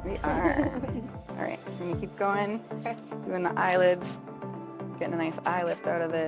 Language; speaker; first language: English; native; English